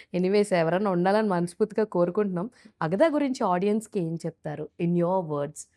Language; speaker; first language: Telugu; native; Telugu